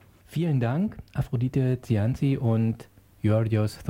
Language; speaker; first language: German; native; German